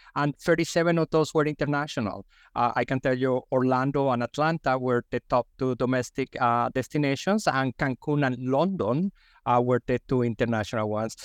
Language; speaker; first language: English; non-native, fluent; Spanish